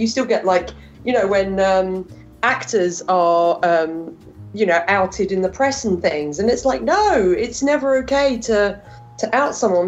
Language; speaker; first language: English; native; English